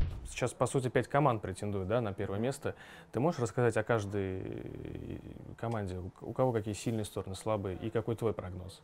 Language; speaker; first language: Russian; native; Russian